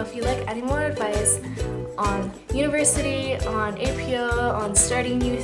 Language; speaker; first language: English; native; English